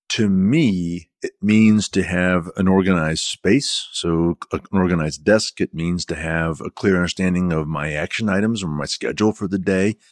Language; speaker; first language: English; native; English